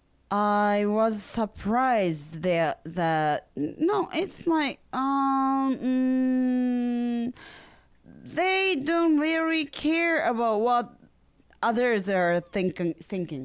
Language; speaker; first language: English; non-native, learner; Japanese